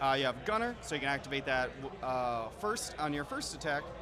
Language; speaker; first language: English; native; English